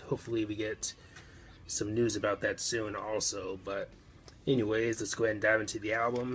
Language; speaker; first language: English; native; English